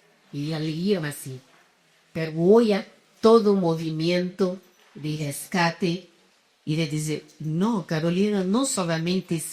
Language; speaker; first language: Spanish; non-native, fluent; Portuguese